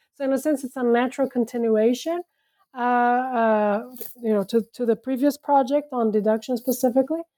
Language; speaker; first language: English; non-native, fluent; Portuguese